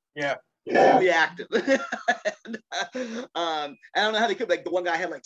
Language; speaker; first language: English; native; English